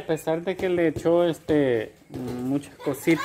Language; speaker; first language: Spanish; native; Spanish